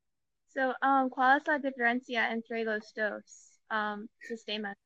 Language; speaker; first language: Spanish; non-native, learner; English